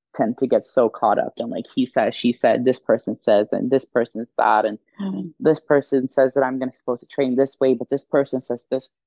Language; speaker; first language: English; non-native, fluent; Swedish